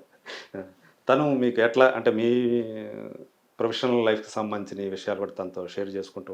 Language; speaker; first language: Telugu; native; Telugu